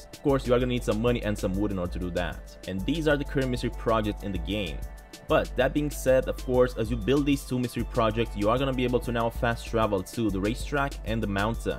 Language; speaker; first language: English; non-native, fluent; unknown